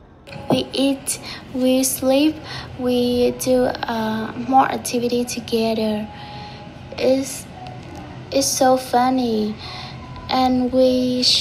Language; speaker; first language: English; non-native, learner; Vietnamese